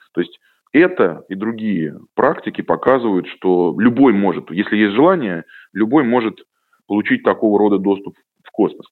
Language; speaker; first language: Russian; native; Russian